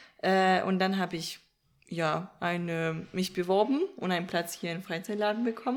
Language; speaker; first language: German; non-native, fluent; Danish